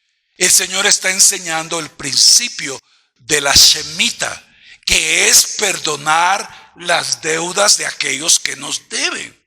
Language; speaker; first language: Spanish; native; Spanish